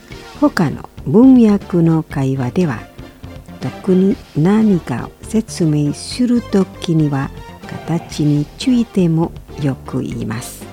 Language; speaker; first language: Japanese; non-native, fluent; Indonesian